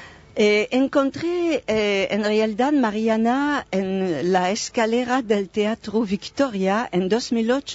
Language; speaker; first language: Spanish; non-native, fluent; French